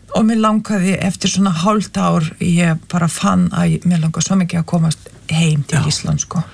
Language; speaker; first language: Icelandic; non-native, fluent; Lithuanian